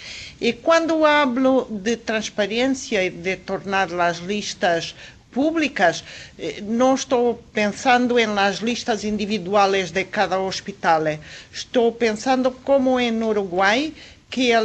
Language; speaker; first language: Spanish; non-native, fluent; Portuguese